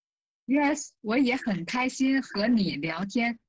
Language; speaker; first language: Chinese; non-native, fluent; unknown